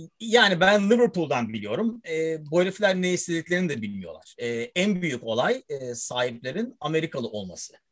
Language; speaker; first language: Turkish; early bilingual, heritage; Turkish